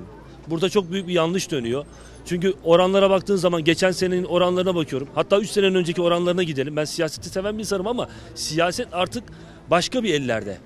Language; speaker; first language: Turkish; native; Turkish